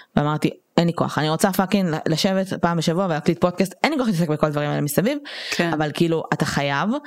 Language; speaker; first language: Hebrew; non-native, local second language; Russian